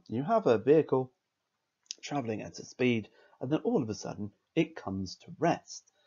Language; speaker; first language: English; native; English